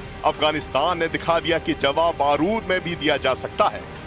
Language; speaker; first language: Hindi; native; Hindi